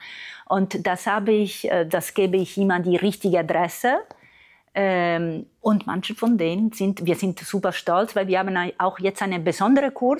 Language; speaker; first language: German; non-native, fluent; Italian